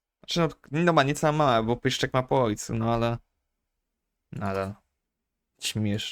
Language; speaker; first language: Polish; native; Polish